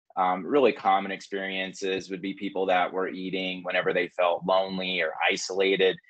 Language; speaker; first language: English; native; English